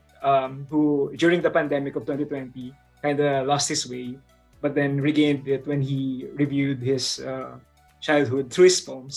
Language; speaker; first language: English; non-native, local second language; Bikol